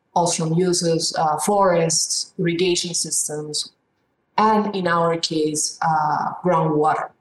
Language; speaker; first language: English; non-native, fluent; Spanish